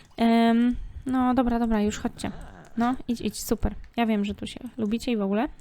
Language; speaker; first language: Polish; native; Polish